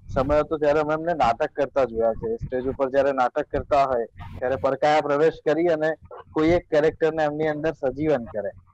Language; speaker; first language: Gujarati; native; Gujarati